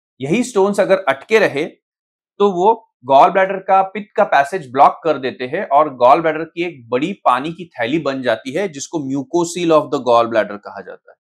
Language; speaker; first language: Hindi; non-native, local second language; Marathi